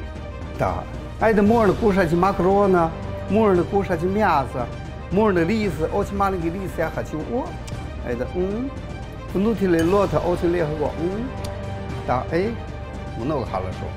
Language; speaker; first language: Russian; non-native, learner; Chinese